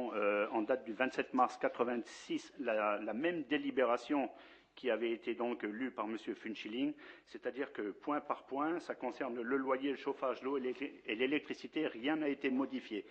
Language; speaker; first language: French; native; French